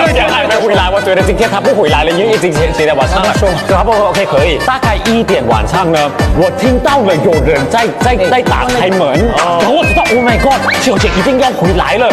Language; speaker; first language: Chinese; non-native, fluent; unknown